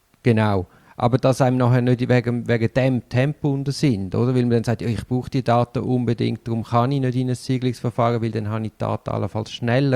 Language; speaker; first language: German; native; German